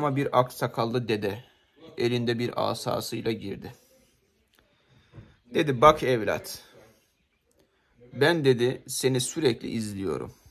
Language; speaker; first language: Turkish; native; Turkish